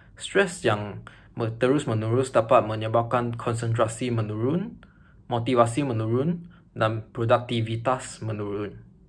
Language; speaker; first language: Malay; non-native, local second language; Chinese